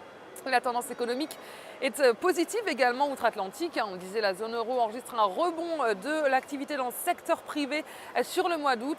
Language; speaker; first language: French; native; French